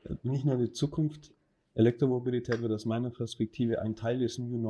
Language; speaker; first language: German; native; German